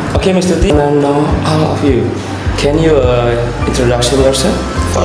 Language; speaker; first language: English; non-native, learner; Indonesian